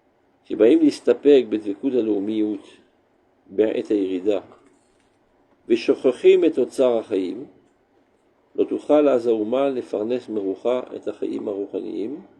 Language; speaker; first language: Hebrew; non-native, fluent; French